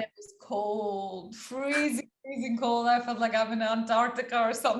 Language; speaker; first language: English; early bilingual, other home language; Persian